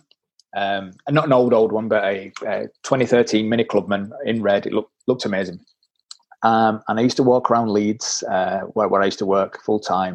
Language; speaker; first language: English; native; English